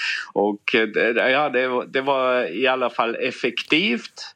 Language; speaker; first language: Swedish; non-native, fluent; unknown